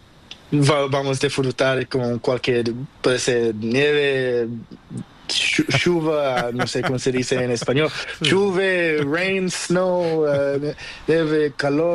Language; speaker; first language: Spanish; non-native, learner; Portuguese